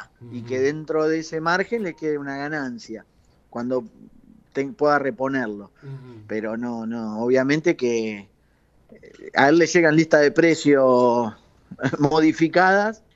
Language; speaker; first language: Spanish; native; Spanish